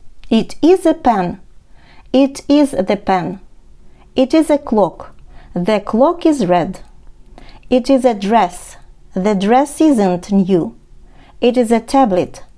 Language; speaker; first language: English; non-native, fluent; Ukrainian